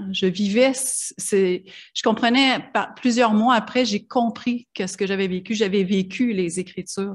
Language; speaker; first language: French; native; French